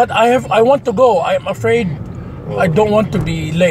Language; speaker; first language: English; non-native, learner; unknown